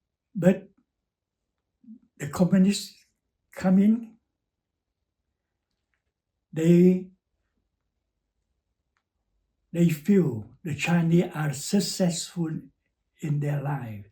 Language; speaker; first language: English; non-native, learner; Chinese